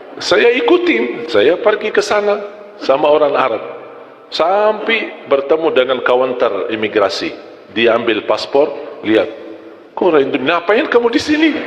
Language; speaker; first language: Malay; non-native, fluent; Arabic